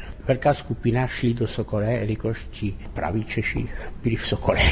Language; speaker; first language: Czech; early bilingual, heritage; French